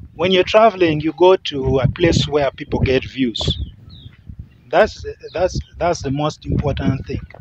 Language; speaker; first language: English; non-native, local second language; Acoli